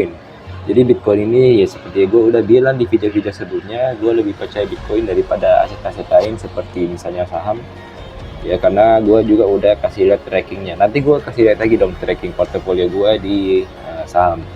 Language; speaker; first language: Indonesian; native; Indonesian